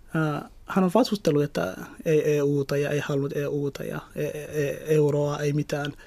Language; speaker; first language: Finnish; early bilingual, other home language; Somali